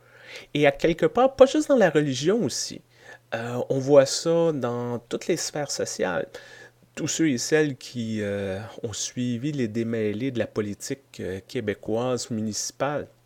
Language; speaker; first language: French; native; French